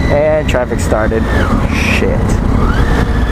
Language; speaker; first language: English; native; English